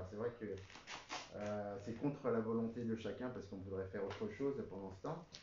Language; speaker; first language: French; native; French